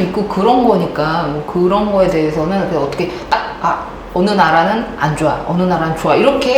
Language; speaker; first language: Korean; native; Korean